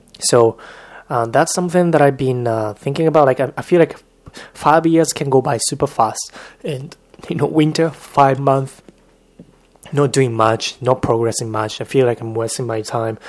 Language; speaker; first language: English; non-native, fluent; Japanese